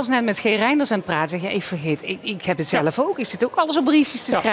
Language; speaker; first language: Dutch; native; Dutch